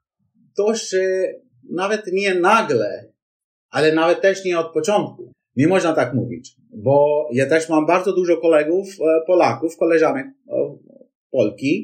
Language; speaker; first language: Polish; non-native, fluent; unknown